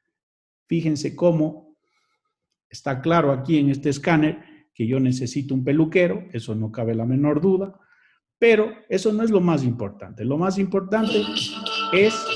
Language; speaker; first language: Spanish; native; Spanish